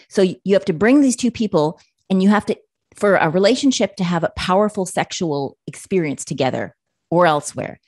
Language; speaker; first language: English; native; English